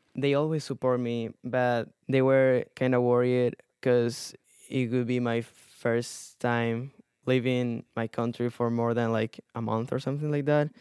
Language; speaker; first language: English; non-native, fluent; Spanish